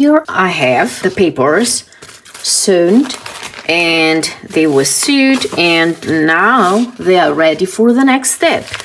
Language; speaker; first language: English; non-native, fluent; Portuguese